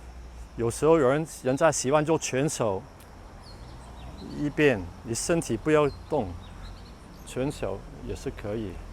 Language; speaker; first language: Chinese; non-native, local second language; Cantonese